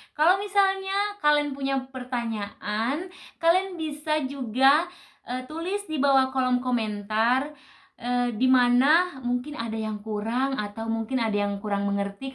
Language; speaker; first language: Indonesian; native; Indonesian